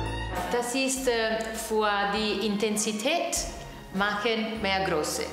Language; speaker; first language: German; non-native, learner; Italian